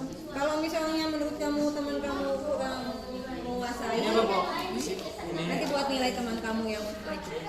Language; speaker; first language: Indonesian; native; Indonesian